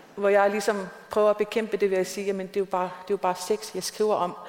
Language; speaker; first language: Danish; non-native, local second language; Kalaallisut